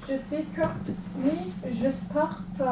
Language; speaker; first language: French; non-native, learner; Kurdish